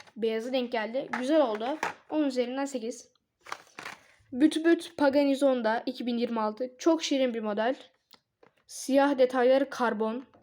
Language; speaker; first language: Turkish; native; Turkish